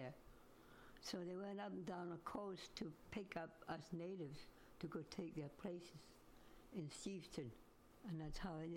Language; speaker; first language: English; non-native, fluent; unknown